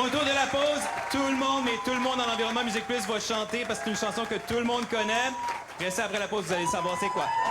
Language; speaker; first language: French; native; French